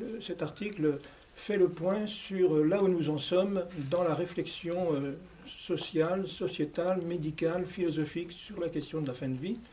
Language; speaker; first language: French; native; French